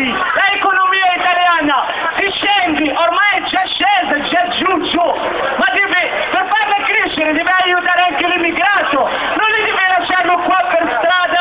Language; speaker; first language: Italian; non-native, fluent; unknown